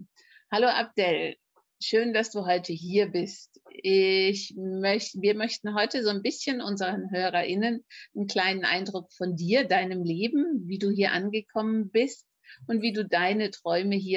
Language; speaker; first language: German; native; German